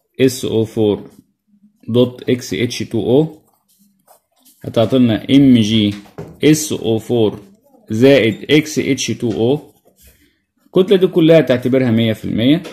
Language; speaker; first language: Arabic; native; Arabic